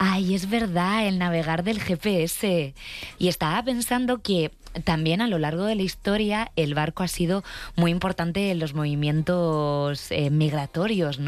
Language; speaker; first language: Spanish; native; Spanish